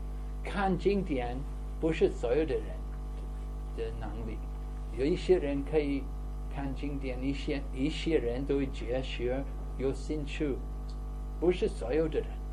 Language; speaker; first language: Chinese; non-native, fluent; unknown